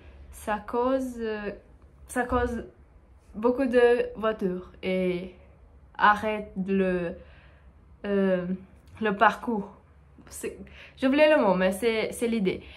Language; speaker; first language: French; non-native, learner; Portuguese